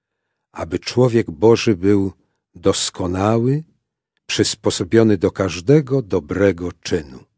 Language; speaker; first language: Polish; native; Polish